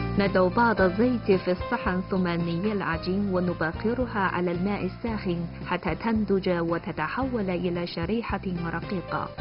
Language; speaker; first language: Arabic; non-native, fluent; Chinese